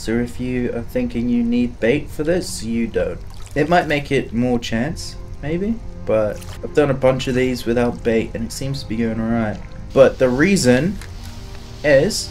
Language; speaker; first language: English; native; English